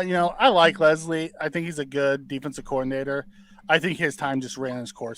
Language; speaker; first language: English; native; English